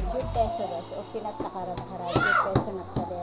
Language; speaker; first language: Japanese; non-native, learner; Filipino